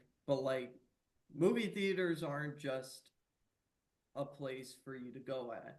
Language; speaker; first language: English; native; English